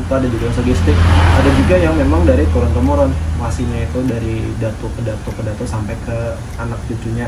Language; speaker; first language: Indonesian; non-native, local second language; Banjar